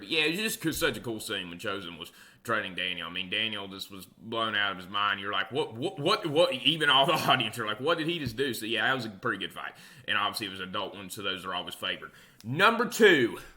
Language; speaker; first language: English; native; English